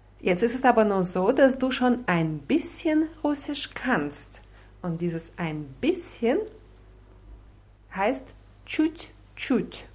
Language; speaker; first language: German; non-native, fluent; Russian